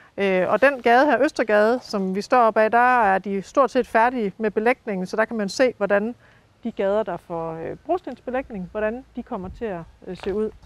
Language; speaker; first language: Danish; native; Danish